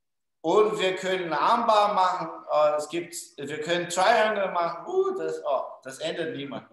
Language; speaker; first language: German; non-native, fluent; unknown